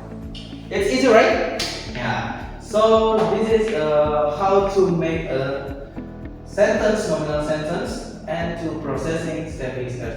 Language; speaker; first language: English; non-native, learner; Indonesian